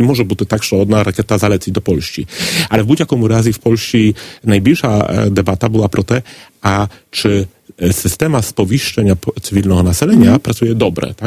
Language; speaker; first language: Polish; non-native, learner; Ukrainian